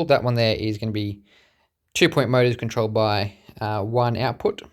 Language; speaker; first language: English; native; English